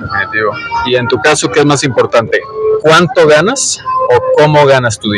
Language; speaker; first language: Spanish; native; Spanish